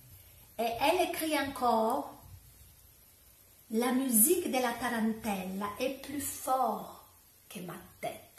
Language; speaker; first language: French; non-native, learner; Italian